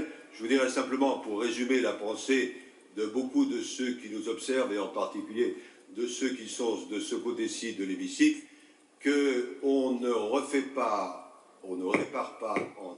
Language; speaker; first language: French; native; French